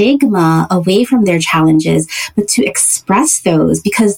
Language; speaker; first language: English; native; English